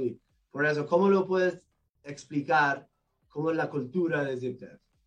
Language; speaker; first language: Spanish; non-native, learner; English